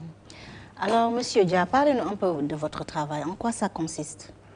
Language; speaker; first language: French; non-native, learner; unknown